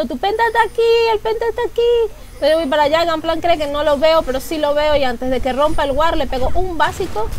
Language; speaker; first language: Spanish; native; Spanish